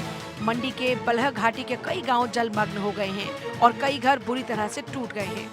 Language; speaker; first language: Hindi; native; Hindi